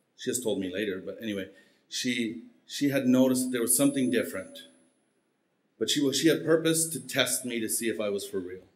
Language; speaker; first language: English; early bilingual, heritage; Spanish